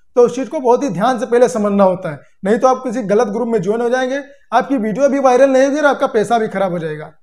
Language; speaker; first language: Hindi; native; Hindi